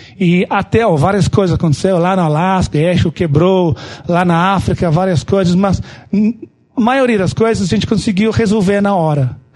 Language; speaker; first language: Portuguese; non-native, fluent; English